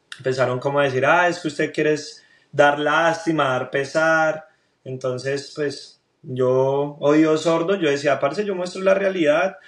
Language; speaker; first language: Spanish; native; Spanish